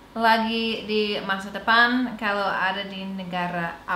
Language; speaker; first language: Indonesian; non-native, fluent; English